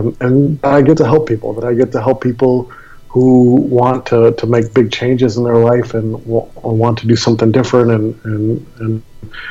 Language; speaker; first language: English; native; English